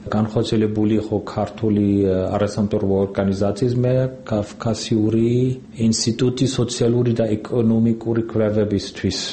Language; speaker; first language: Georgian; non-native, fluent; German